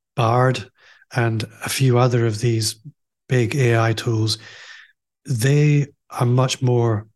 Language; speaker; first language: English; native; English